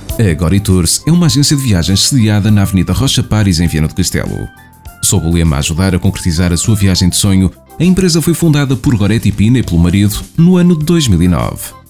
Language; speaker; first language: Portuguese; native; Portuguese